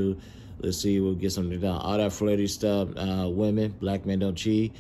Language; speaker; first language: English; native; English